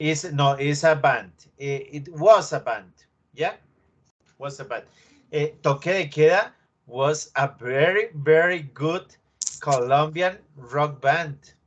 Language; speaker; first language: English; non-native, learner; Spanish